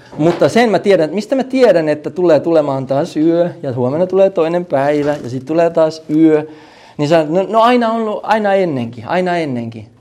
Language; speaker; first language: Finnish; native; Finnish